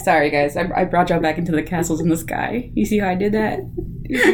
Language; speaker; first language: English; early bilingual, other home language; Spanish